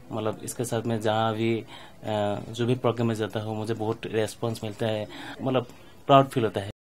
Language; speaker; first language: Hindi; non-native, local second language; Assamese